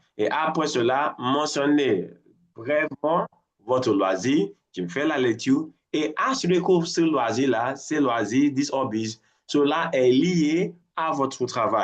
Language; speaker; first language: French; non-native, fluent; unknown